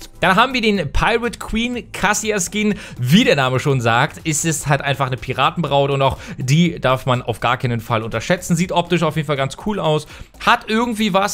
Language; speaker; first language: German; native; German